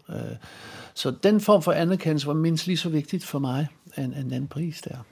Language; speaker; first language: Danish; non-native, fluent; Dutch